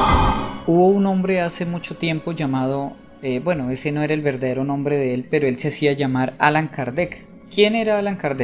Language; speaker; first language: Spanish; native; Spanish